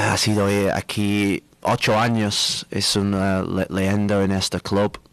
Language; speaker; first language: Spanish; non-native, fluent; English